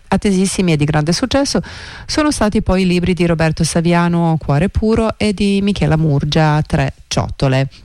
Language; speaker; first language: Italian; non-native, fluent; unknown